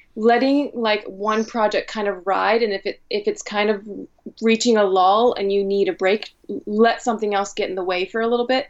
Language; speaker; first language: English; native; English